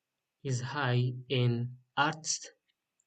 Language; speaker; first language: Dutch; non-native, learner; Tigrinya